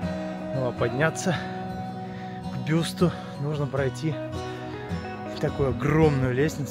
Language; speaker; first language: Russian; native; Russian